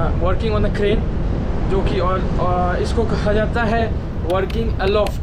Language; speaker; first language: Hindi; native; Hindi